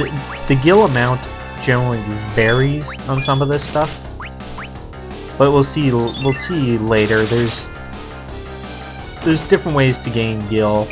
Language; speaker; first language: English; native; English